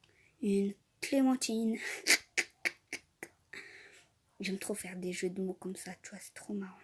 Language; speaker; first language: French; native; French